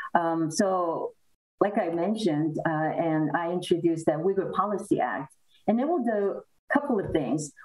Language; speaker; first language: English; non-native, fluent; Korean